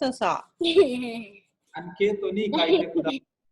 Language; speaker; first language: Japanese; non-native, fluent; Hindi